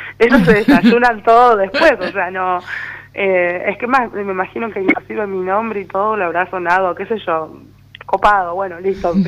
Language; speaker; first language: Spanish; native; Spanish